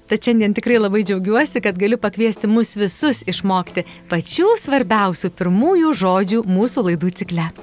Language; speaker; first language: Lithuanian; native; Lithuanian